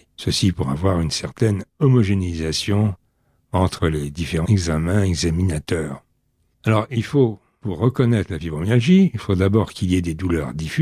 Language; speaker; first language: French; native; French